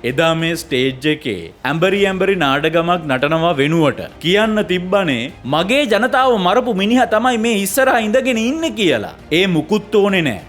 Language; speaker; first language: Sinhala; native; Sinhala